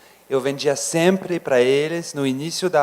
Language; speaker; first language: Portuguese; non-native, fluent; French